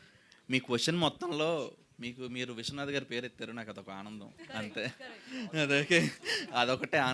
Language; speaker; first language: Telugu; native; Telugu